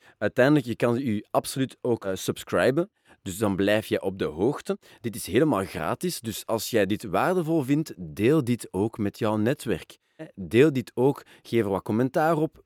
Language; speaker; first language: Dutch; non-native, local second language; French